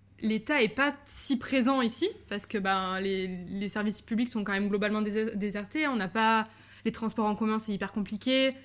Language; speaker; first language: French; native; French